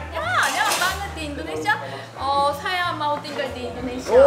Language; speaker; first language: Indonesian; non-native, learner; Korean